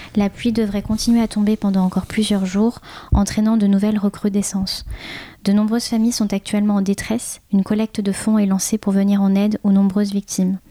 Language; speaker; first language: French; early bilingual, other home language; Khmer